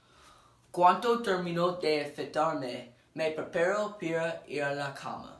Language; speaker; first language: Spanish; non-native, learner; English